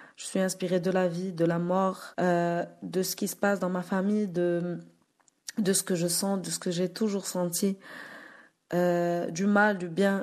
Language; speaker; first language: French; non-native, local second language; Arabic